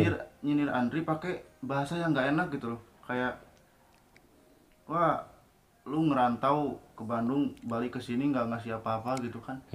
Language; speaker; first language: Indonesian; non-native, local second language; Sundanese